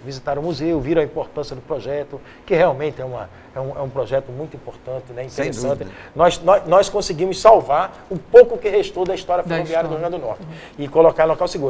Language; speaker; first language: Portuguese; native; Portuguese